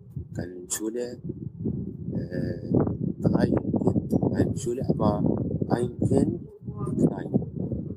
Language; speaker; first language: German; non-native, learner; Arabic